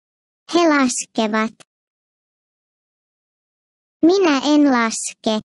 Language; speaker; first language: Finnish; non-native, fluent; Turkish